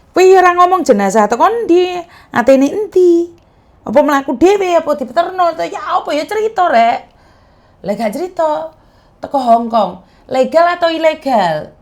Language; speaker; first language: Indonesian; non-native, local second language; Javanese